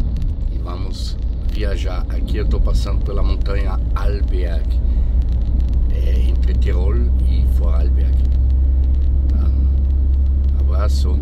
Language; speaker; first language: Portuguese; non-native, fluent; German